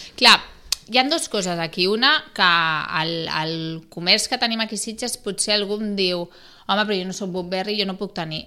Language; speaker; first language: Catalan; non-native, local second language; Spanish